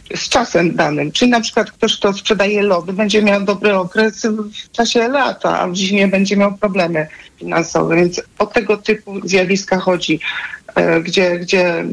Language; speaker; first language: Polish; native; Polish